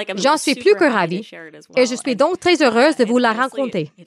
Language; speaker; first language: French; native; French